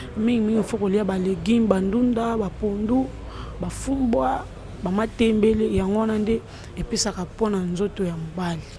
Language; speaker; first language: Lingala; native; Lingala